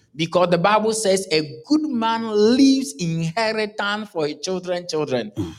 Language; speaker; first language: English; non-native, local second language; Akan